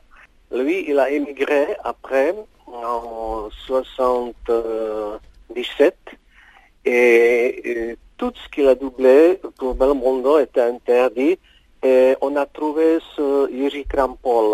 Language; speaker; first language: French; non-native, fluent; Czech